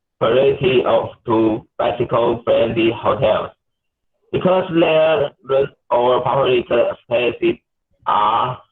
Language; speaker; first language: English; non-native, learner; Chinese